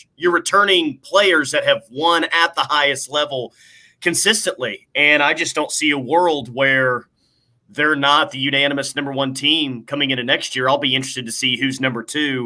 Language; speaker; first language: English; native; English